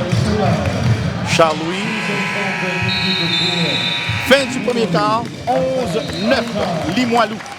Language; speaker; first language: French; native; French